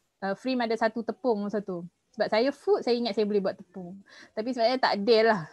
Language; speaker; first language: Malay; native; Malay